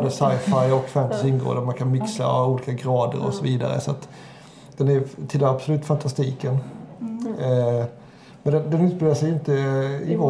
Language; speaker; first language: Swedish; native; Swedish